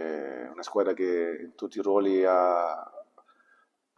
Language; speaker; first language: Italian; non-native, fluent; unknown